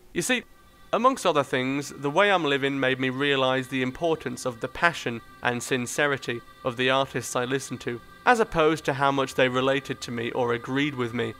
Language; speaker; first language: English; native; English